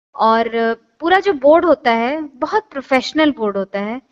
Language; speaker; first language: Hindi; non-native, local second language; Odia